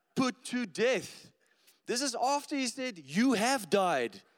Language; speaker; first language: English; non-native, local second language; Afrikaans